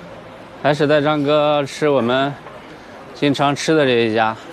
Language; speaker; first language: Chinese; native; Chinese